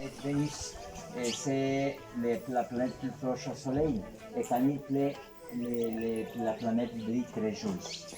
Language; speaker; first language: French; non-native, learner; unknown